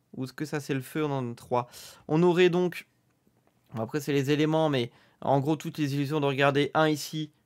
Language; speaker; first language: French; native; French